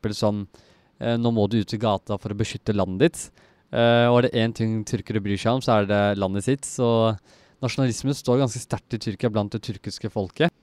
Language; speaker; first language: Norwegian; early bilingual, other home language; Turkish